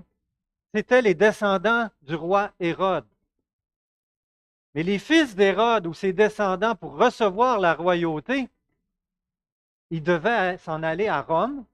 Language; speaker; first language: French; native; French